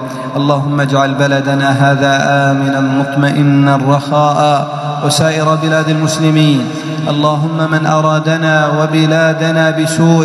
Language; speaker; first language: Arabic; native; Arabic